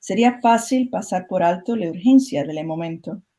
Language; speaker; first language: Spanish; early bilingual, other home language; English